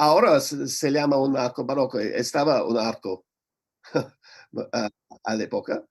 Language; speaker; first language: Spanish; non-native, learner; English